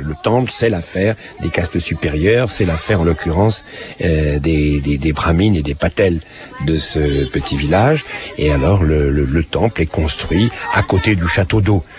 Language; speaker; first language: French; native; French